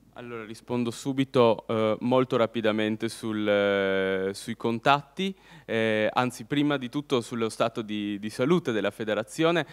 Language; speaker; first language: Italian; native; Italian